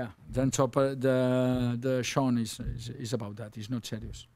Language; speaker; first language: English; non-native, learner; Spanish